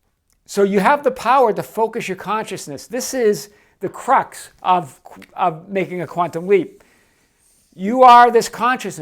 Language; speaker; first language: English; native; English